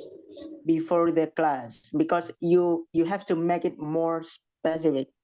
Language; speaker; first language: English; non-native, learner; Indonesian